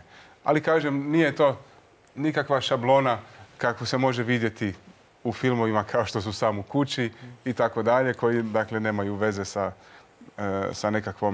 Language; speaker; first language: Croatian; native; Croatian